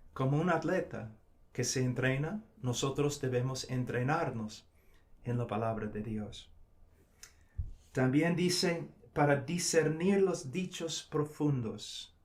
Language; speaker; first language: Spanish; non-native, fluent; English